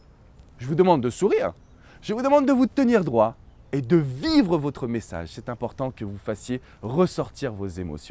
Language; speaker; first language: French; native; French